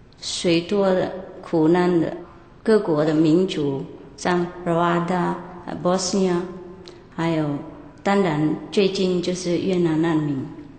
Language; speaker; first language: Chinese; non-native, fluent; Vietnamese